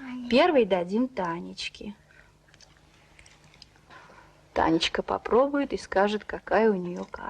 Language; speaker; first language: Russian; native; Russian